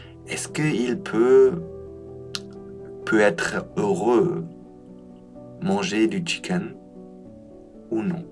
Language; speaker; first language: French; non-native, learner; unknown